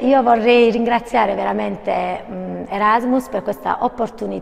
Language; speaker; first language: Italian; native; Italian